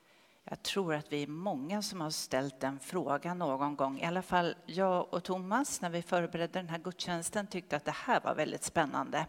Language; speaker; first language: Swedish; native; Swedish